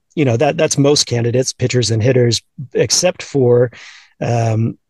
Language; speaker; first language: English; native; English